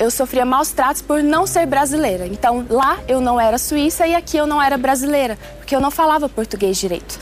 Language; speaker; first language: Portuguese; early bilingual, other home language; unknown